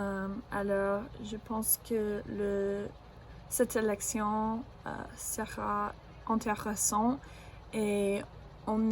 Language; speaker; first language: French; non-native, learner; English